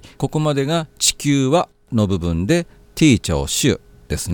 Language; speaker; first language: Japanese; native; Japanese